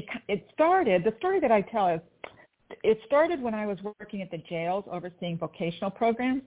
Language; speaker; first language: English; native; English